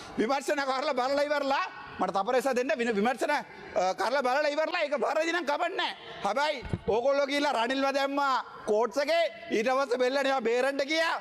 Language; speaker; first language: Sinhala; non-native, local second language; Tamil